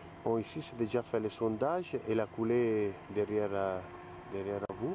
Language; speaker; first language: French; non-native, fluent; Italian